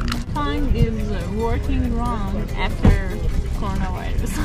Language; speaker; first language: English; non-native, learner; Persian